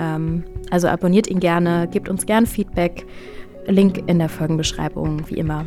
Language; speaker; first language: German; native; German